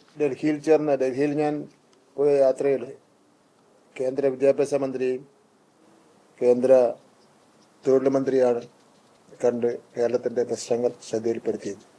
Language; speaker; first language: Malayalam; native; Malayalam